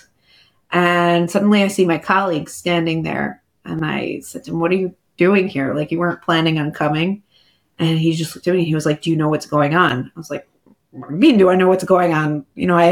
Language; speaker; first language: English; native; English